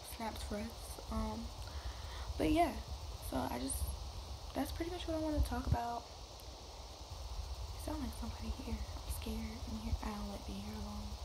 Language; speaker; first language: English; native; English